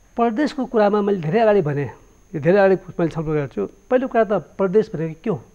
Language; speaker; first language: Nepali; native; Nepali